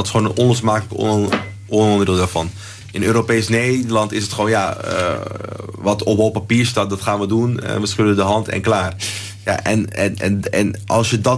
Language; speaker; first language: Dutch; native; Dutch